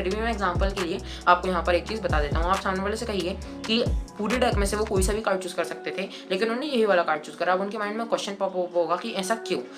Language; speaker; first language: Hindi; native; Hindi